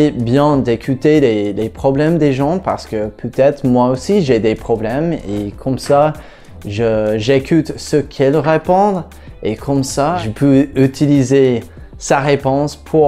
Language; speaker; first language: French; non-native, fluent; English